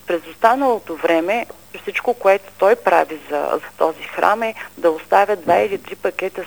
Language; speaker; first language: Bulgarian; native; Bulgarian